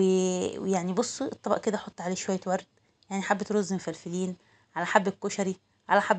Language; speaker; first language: Arabic; native; Arabic